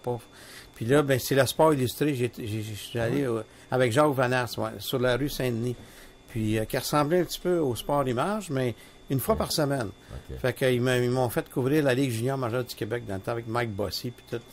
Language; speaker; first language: French; native; French